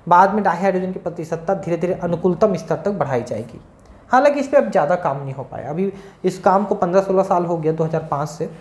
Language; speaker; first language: Hindi; native; Hindi